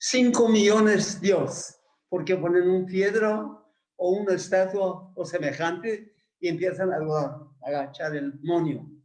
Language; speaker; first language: Spanish; non-native, fluent; Persian